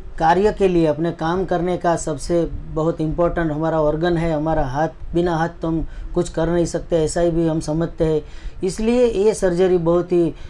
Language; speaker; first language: Hindi; non-native, local second language; Gujarati